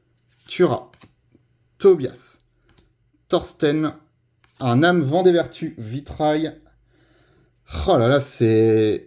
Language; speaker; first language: French; native; French